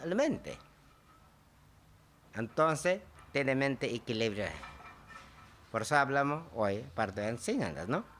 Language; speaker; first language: Spanish; non-native, learner; Tibetan